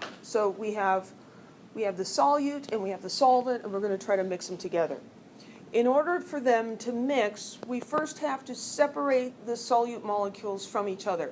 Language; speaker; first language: English; native; English